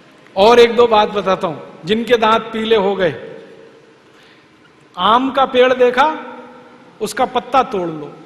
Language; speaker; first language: Hindi; native; Hindi